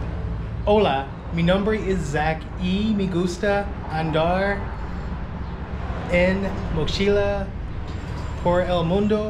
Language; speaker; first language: Spanish; non-native, learner; English